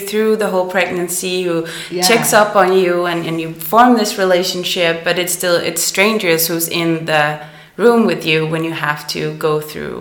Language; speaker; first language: English; non-native, fluent; Danish